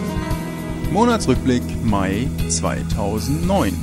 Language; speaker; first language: German; native; German